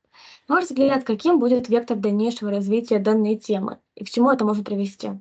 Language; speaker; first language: Russian; native; Russian